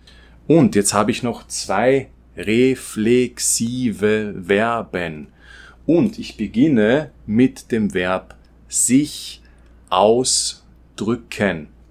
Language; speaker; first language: German; non-native, fluent; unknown